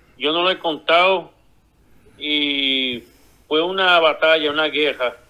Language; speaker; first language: Spanish; early bilingual, heritage; Spanish